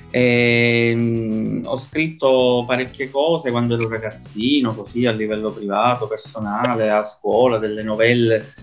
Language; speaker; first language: Italian; native; Italian